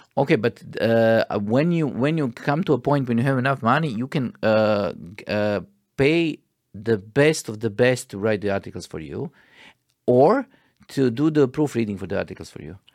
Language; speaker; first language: English; non-native, fluent; Croatian